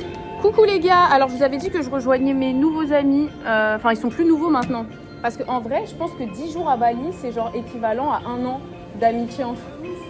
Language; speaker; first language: French; native; French